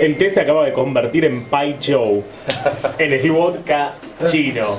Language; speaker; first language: Spanish; native; Spanish